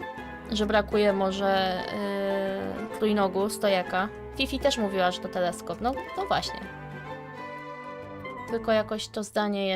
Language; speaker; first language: Polish; native; Polish